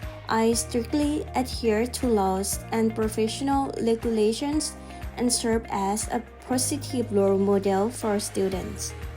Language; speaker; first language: English; non-native, fluent; Thai